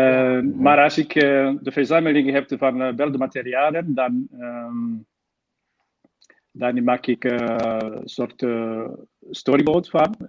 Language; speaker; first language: Dutch; non-native, fluent; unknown